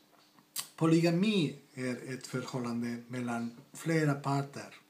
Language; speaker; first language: Swedish; non-native, fluent; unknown